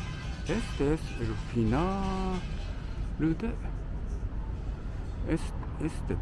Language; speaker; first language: Spanish; non-native, learner; Japanese